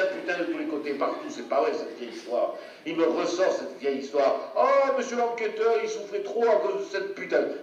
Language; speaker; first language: French; native; French